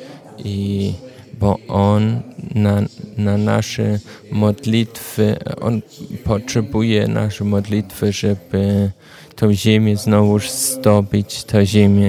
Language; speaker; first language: Polish; non-native, learner; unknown